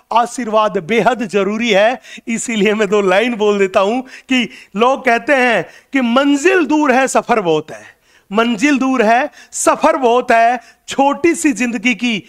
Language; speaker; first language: Hindi; native; Hindi